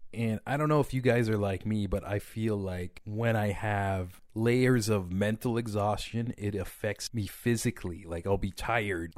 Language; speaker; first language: English; native; English